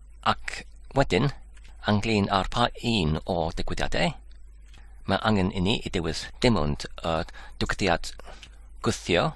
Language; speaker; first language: Welsh; non-native, learner; Polish